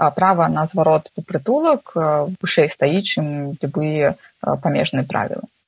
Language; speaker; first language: Belarusian; non-native, local second language; Russian